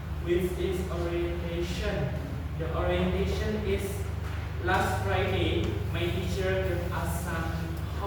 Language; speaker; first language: English; non-native, learner; Indonesian